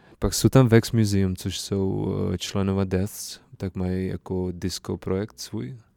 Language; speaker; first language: Czech; non-native, fluent; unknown